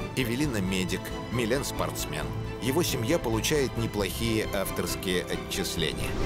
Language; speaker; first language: Russian; native; Russian